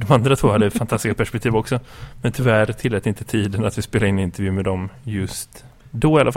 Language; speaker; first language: Swedish; native; Swedish